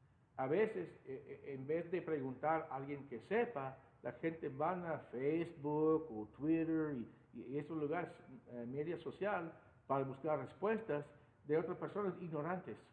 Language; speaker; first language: Spanish; non-native, fluent; English